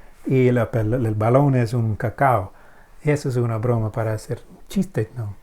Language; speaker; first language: Spanish; non-native, fluent; English